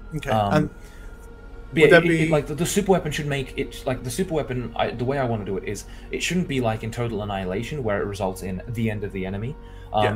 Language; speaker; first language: English; native; English